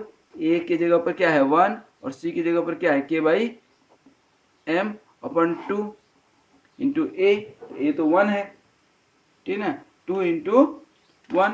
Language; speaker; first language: Hindi; native; Hindi